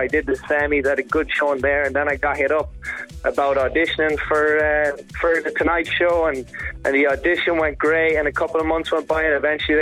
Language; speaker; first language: English; native; English